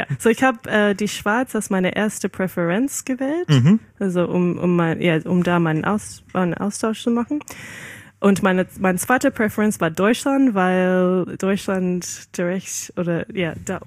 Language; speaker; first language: German; non-native, fluent; English